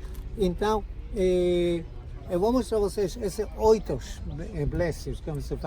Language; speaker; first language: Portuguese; non-native, learner; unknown